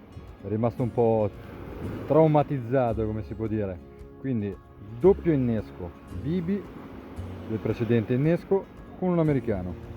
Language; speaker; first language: Italian; native; Italian